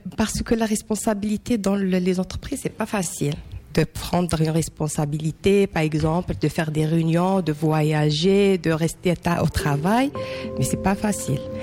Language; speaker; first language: French; non-native, local second language; Arabic